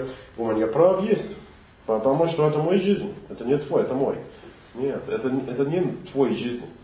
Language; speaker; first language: Russian; non-native, fluent; English